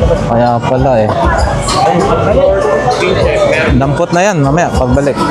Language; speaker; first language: Filipino; native; Filipino